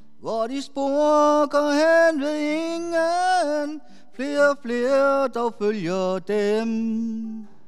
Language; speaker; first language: Danish; native; Danish